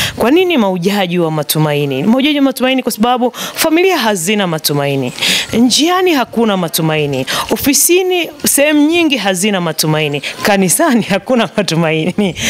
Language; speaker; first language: Swahili; native; Swahili